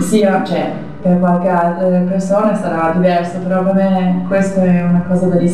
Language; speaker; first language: Italian; non-native, fluent; German